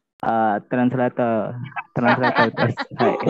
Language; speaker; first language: Japanese; non-native, learner; Indonesian